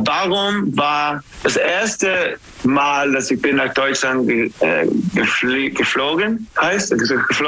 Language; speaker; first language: German; non-native, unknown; English